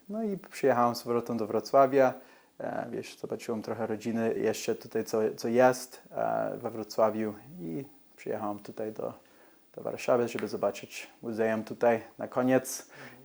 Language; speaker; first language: Polish; early bilingual, heritage; English